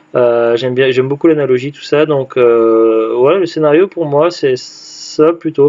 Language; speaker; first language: French; native; French